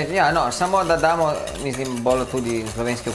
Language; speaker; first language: Slovenian; non-native, learner; Italian